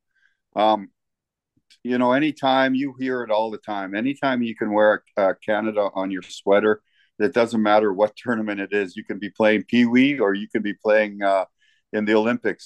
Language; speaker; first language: English; native; English